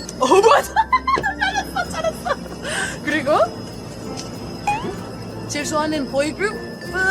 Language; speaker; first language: Korean; non-native, fluent; English